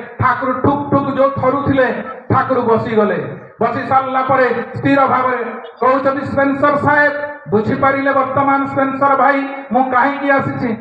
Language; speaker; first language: Odia; native; Odia